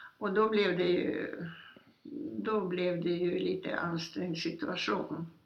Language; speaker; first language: Swedish; early bilingual, other home language; Polish